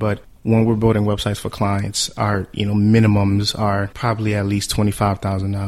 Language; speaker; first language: English; early bilingual, other home language; Haitian Creole